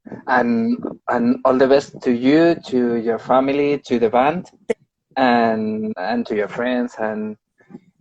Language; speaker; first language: English; non-native, learner; Spanish